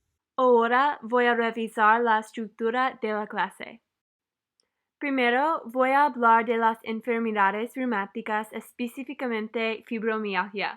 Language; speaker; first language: Spanish; non-native, fluent; English